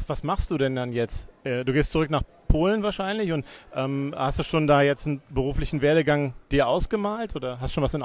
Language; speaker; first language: German; native; German